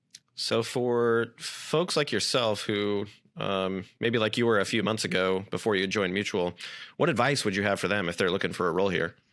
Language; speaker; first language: English; native; English